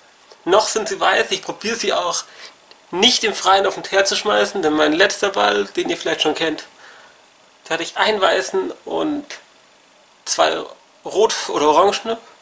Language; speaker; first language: German; native; German